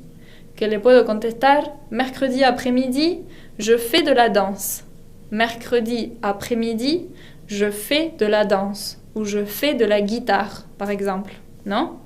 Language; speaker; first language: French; non-native, fluent; Spanish